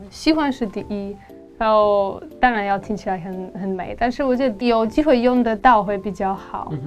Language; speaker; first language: Chinese; non-native, fluent; Polish